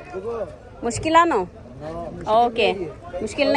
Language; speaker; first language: Hindi; non-native, local second language; Telugu